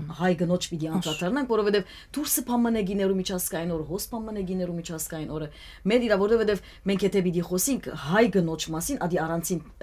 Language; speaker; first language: Armenian; native; Armenian